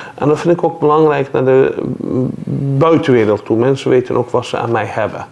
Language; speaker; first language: Dutch; non-native, fluent; Persian